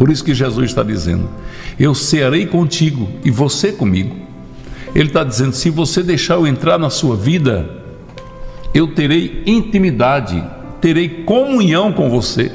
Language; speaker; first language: Portuguese; native; Portuguese